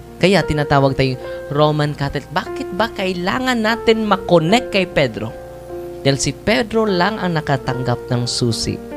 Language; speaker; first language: Filipino; non-native, local second language; Cebuano